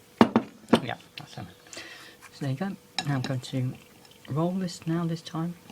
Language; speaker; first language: English; native; English